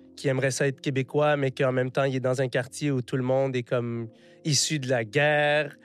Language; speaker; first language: French; early bilingual, other home language; Arabic